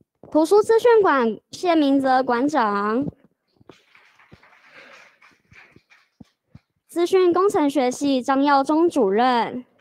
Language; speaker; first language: Chinese; native; Chinese